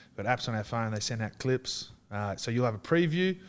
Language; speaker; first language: English; native; English